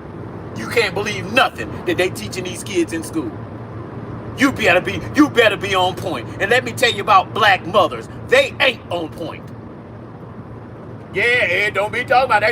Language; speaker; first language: English; native; English